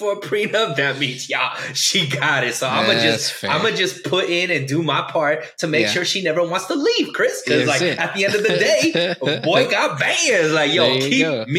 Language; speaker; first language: English; native; English